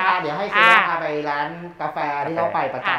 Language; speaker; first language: Thai; native; Thai